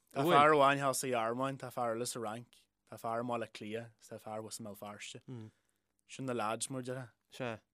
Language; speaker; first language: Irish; native; Irish